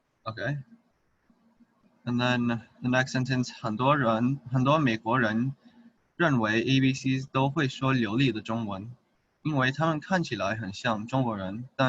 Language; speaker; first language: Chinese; early bilingual, heritage; English